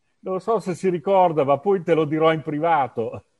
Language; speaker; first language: Italian; non-native, learner; English